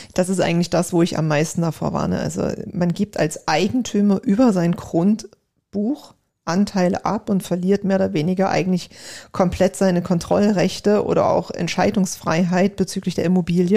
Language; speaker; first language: German; native; German